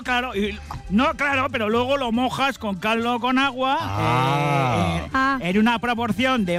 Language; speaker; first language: Spanish; native; Spanish